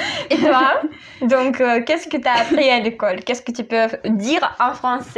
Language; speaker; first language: French; non-native, fluent; Russian